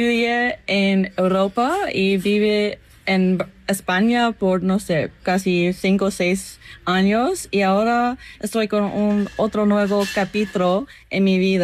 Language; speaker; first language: Spanish; non-native, fluent; English